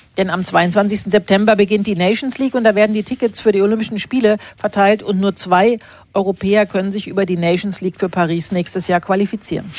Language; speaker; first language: German; native; German